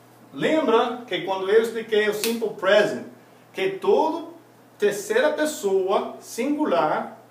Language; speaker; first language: Portuguese; non-native, fluent; English